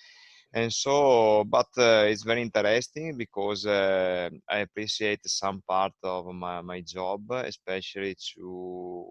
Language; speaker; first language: English; non-native, learner; Italian